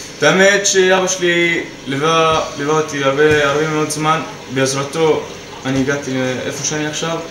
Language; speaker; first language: Hebrew; non-native, local second language; Arabic